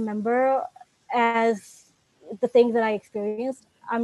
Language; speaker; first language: English; non-native, local second language; Urdu